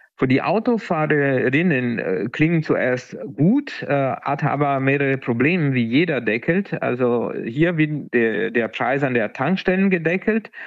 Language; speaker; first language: German; non-native, fluent; Italian